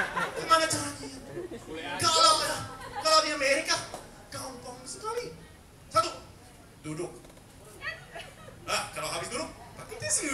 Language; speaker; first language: Indonesian; non-native, fluent; English